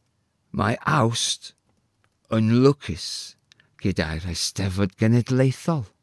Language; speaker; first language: Welsh; non-native, learner; English